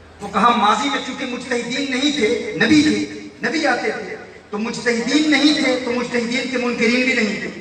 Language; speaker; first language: Urdu; early bilingual, heritage; Urdu